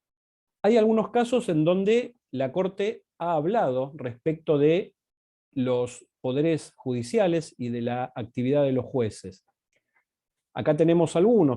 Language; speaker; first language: Spanish; native; Spanish